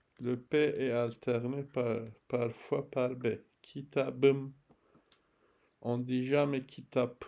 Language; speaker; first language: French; non-native, fluent; Turkish